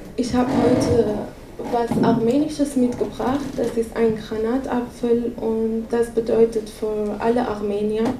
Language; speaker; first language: German; non-native, fluent; Armenian